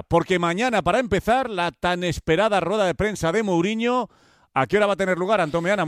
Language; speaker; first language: Spanish; native; Spanish